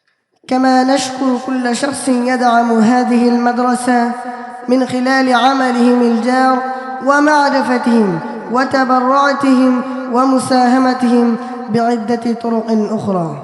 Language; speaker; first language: Arabic; non-native, learner; Bangla